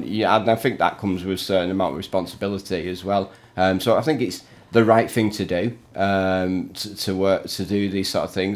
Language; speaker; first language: English; native; English